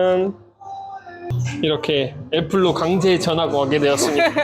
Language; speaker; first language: Korean; native; Korean